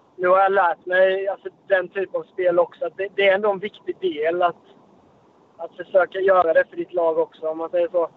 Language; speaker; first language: Swedish; native; Swedish